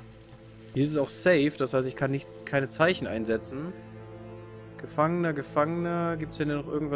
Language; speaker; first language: German; native; German